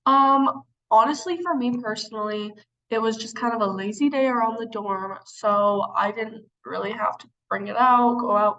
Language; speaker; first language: English; native; English